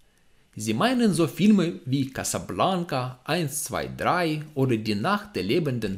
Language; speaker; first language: German; non-native, fluent; Russian